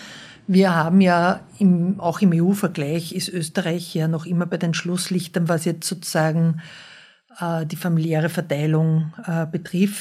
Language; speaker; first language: German; native; German